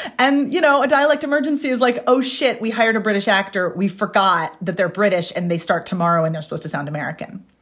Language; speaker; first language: English; native; English